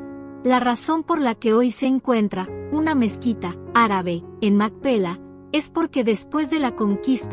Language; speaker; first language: Spanish; native; Spanish